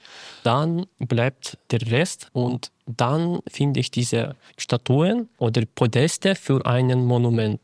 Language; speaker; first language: German; non-native, fluent; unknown